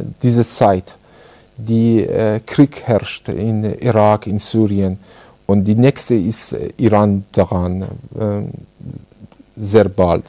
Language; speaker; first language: German; non-native, learner; Persian